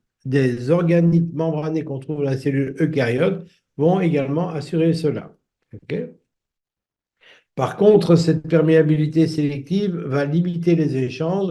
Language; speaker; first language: French; native; French